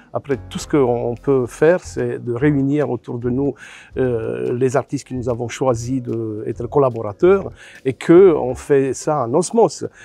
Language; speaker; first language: French; non-native, fluent; Romanian